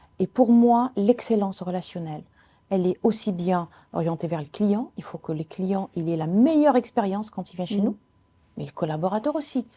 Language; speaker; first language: French; non-native, local second language; Arabic